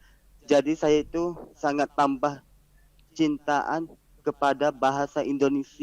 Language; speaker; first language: Indonesian; non-native, learner; Malay